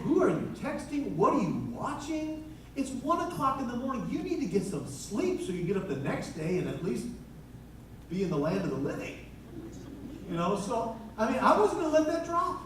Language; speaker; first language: English; native; English